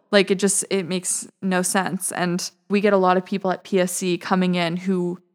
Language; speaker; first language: English; native; English